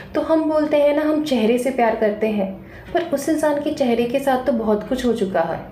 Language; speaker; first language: Hindi; non-native, local second language; Bangla